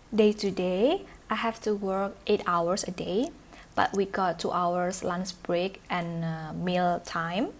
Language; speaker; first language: English; non-native, learner; Indonesian